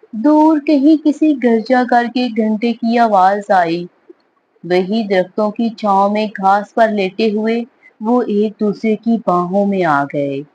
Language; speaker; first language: Urdu; native; Urdu